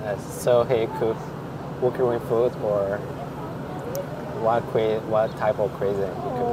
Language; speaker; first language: English; non-native, fluent; Chinese